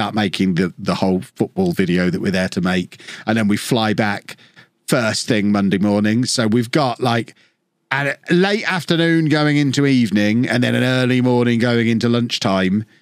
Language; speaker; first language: English; native; English